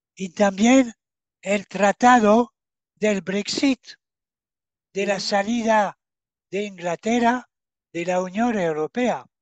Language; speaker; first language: Spanish; non-native, fluent; French